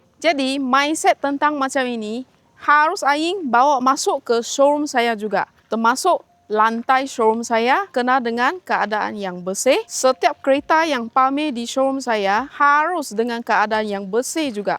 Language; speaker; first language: Malay; non-native, local second language; Chinese